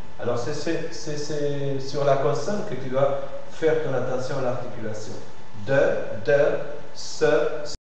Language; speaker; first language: French; non-native, fluent; Spanish